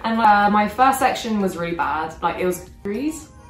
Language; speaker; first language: English; early bilingual, other home language; Korean